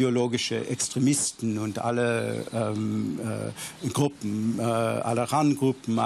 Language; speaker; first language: German; non-native, fluent; English